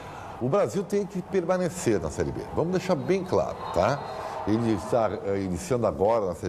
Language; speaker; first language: Portuguese; native; Portuguese